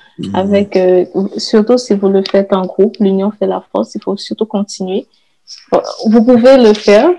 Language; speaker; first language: French; non-native, local second language; Haitian Creole